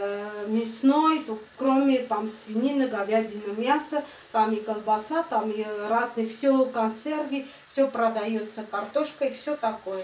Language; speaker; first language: Russian; non-native, fluent; Armenian